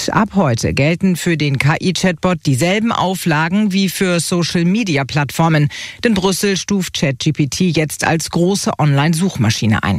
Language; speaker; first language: German; native; German